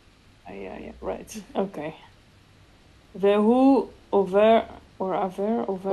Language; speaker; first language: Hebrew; non-native, learner; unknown